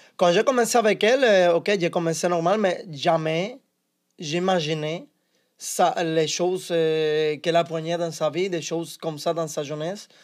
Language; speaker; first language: French; non-native, learner; Spanish